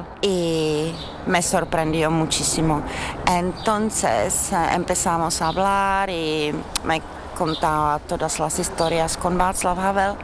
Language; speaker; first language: Spanish; non-native, learner; Czech